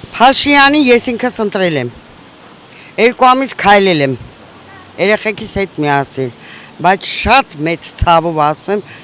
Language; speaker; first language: Armenian; native; Armenian